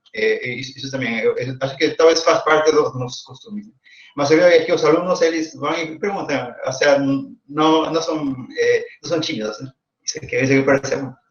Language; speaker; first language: Portuguese; non-native, fluent; Spanish